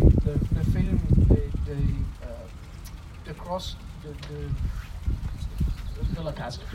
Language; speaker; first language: French; non-native, fluent; English